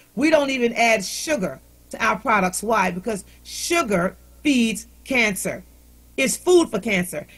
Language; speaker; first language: English; native; English